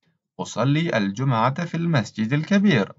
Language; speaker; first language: Arabic; non-native, learner; English